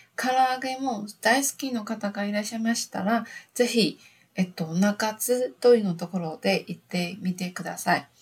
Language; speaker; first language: Japanese; non-native, fluent; Chinese